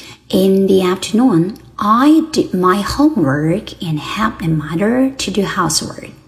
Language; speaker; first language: English; non-native, fluent; Chinese